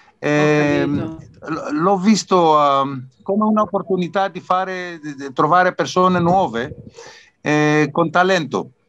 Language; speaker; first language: Italian; non-native, learner; Greek